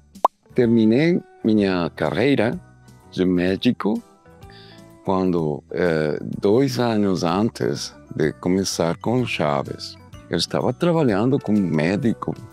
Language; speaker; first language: Portuguese; non-native, learner; Spanish